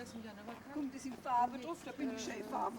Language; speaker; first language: German; native; German